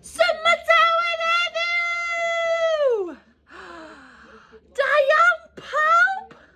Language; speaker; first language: Welsh; non-native, local second language; English